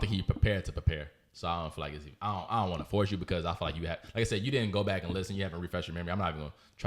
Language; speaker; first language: English; native; English